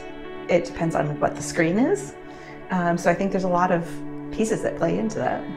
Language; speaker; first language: English; native; English